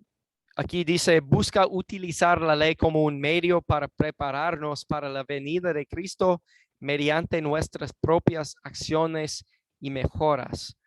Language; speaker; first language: Spanish; non-native, fluent; English